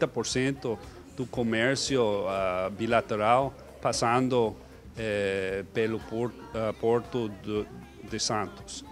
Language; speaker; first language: Portuguese; non-native, fluent; English